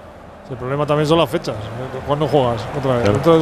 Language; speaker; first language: Spanish; native; Spanish